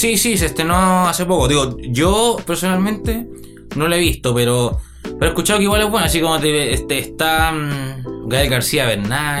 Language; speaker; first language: Spanish; native; Spanish